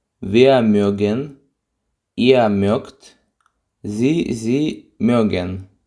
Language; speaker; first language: German; non-native, fluent; Ukrainian